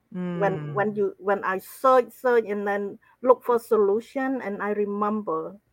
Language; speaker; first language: English; non-native, fluent; Khmer